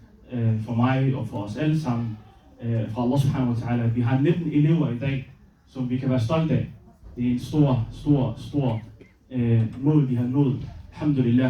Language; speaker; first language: Danish; early bilingual, other home language; Somali